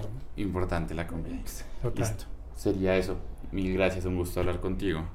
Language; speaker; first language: Spanish; native; Spanish